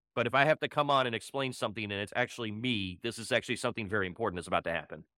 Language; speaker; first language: English; native; English